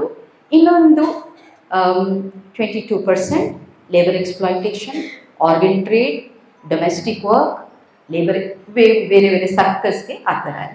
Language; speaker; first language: Kannada; non-native, local second language; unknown